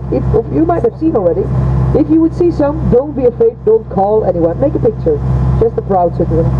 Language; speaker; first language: English; non-native, fluent; Dutch